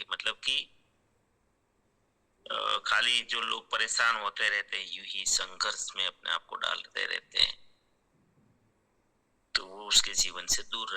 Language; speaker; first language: Hindi; native; Hindi